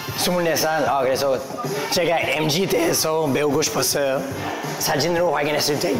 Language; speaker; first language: Korean; non-native, fluent; English